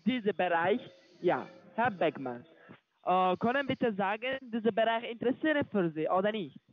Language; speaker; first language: German; non-native, learner; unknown